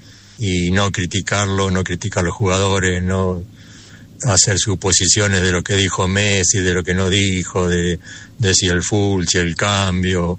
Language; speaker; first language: Spanish; native; Spanish